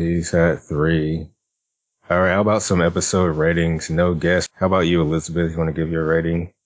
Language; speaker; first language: English; native; English